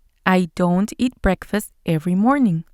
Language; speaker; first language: English; non-native, fluent; Spanish